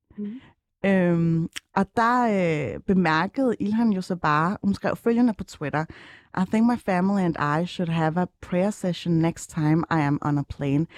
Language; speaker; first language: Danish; early bilingual, other home language; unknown